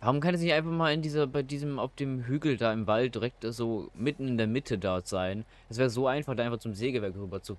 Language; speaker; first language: German; native; German